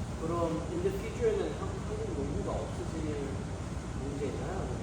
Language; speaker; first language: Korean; early bilingual, heritage; Korean